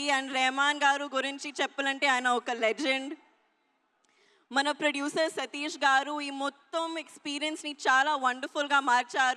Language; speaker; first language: Telugu; non-native, learner; Hindi